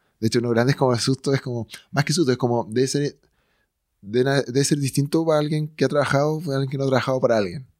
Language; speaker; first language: Spanish; native; Spanish